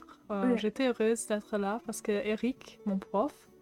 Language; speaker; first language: French; non-native, fluent; German